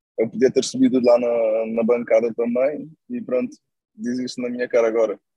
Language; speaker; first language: Portuguese; non-native, local second language; Kabuverdianu